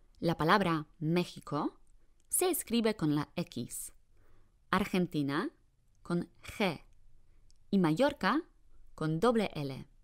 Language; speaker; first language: Spanish; non-native, fluent; Polish